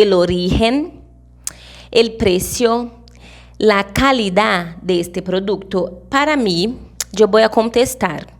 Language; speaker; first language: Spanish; non-native, fluent; Portuguese